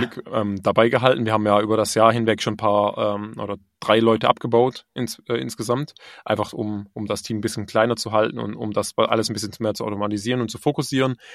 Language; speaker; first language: German; native; German